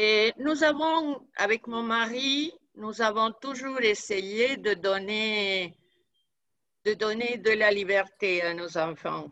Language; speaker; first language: French; non-native, fluent; Spanish